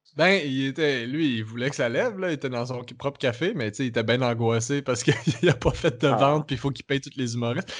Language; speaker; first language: French; native; French